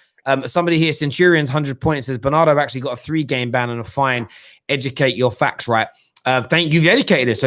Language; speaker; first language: English; native; English